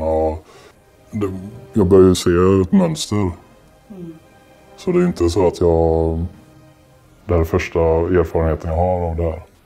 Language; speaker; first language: Swedish; native; Swedish